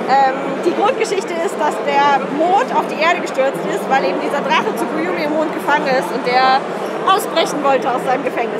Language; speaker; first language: German; native; German